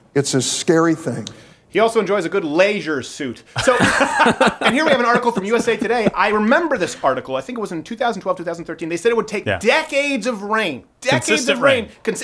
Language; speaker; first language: English; native; English